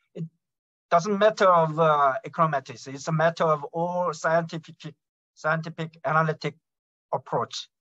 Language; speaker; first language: English; non-native, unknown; Korean